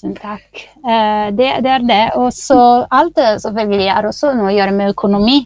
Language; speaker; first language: Norwegian; non-native, fluent; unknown